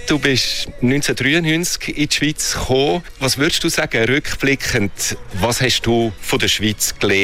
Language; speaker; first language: German; native; German